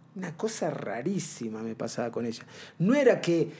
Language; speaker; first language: Spanish; native; Spanish